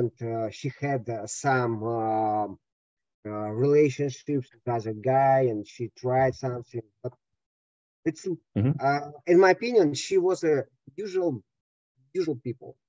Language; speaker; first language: English; non-native, learner; Russian